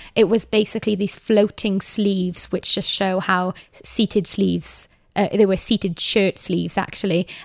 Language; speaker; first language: English; native; English